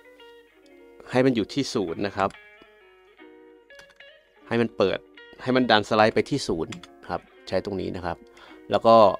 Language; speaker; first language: Thai; native; Thai